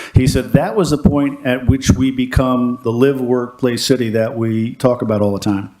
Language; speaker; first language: English; native; English